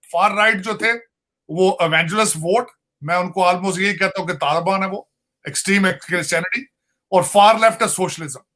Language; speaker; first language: Urdu; non-native, local second language; Punjabi